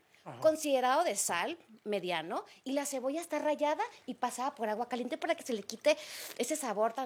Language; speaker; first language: Spanish; native; Spanish